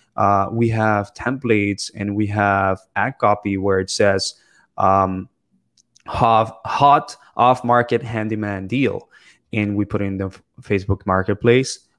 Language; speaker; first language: English; non-native, fluent; Spanish